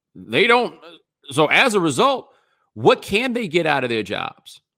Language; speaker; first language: English; native; English